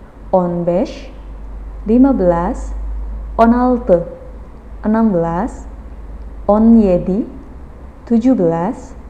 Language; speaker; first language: Turkish; non-native, fluent; Indonesian